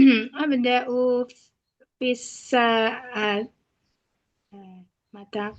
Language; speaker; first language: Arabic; non-native, learner; Indonesian